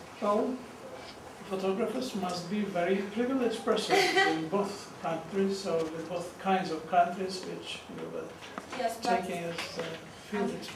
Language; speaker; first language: English; non-native, fluent; Russian